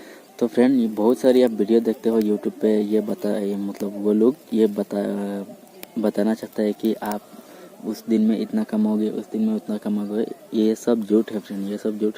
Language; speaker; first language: Hindi; non-native, local second language; Bangla